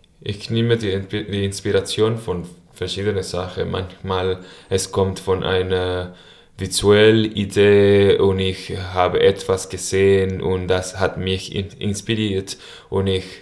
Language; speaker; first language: German; non-native, learner; Spanish